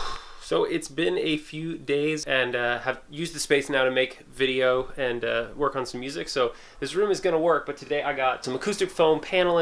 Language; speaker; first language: English; native; English